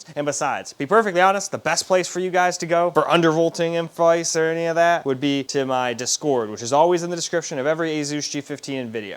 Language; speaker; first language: English; native; English